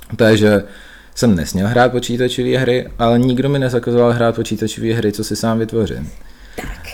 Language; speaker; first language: Czech; early bilingual, other home language; Russian